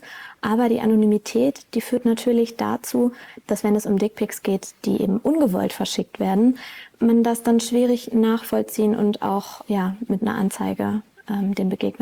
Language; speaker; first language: German; native; German